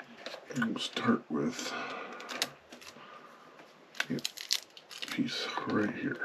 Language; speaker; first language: English; native; English